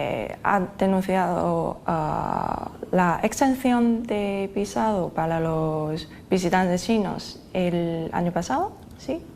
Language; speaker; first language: Spanish; non-native, fluent; Chinese